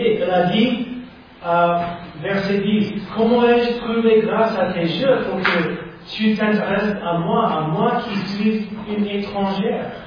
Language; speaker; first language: French; non-native, fluent; English